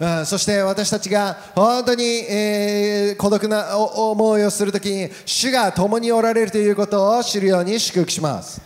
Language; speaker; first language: Japanese; native; Japanese